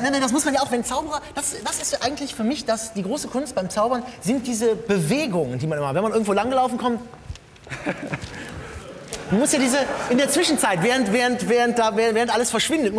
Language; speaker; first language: German; native; German